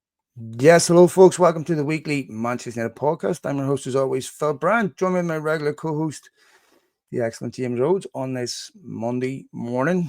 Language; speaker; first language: English; native; English